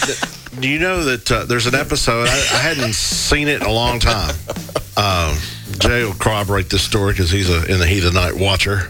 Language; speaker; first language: English; native; English